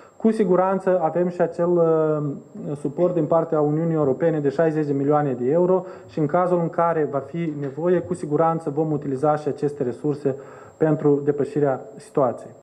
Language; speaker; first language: Romanian; native; Romanian